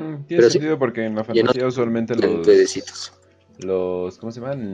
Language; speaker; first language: Spanish; native; Spanish